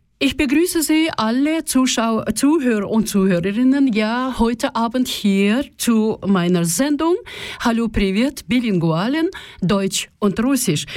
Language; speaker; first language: German; non-native, fluent; Russian